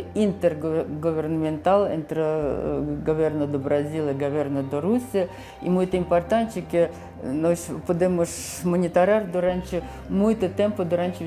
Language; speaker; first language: Portuguese; non-native, fluent; Russian